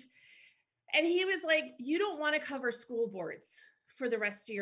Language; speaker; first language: English; native; English